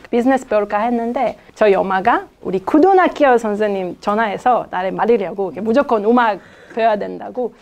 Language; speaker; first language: Korean; non-native, fluent; Hebrew